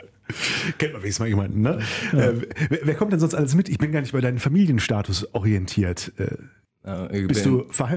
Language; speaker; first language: German; native; German